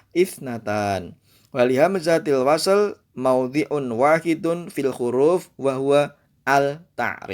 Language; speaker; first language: Arabic; non-native, fluent; Indonesian